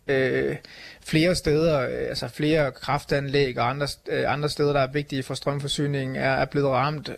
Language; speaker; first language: Danish; native; Danish